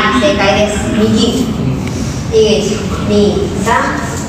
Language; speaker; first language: Japanese; non-native, fluent; Indonesian